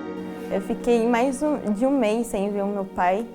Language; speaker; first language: Portuguese; early bilingual, heritage; Portuguese